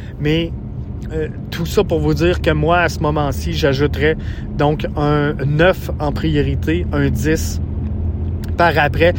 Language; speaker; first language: French; native; French